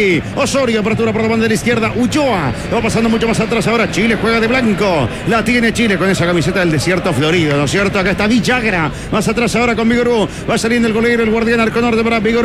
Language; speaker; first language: Spanish; native; Spanish